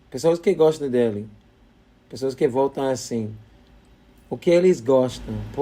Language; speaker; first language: Portuguese; non-native, fluent; English